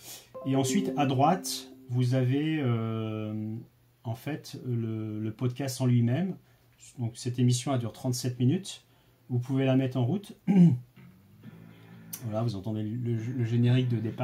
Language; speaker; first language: French; native; French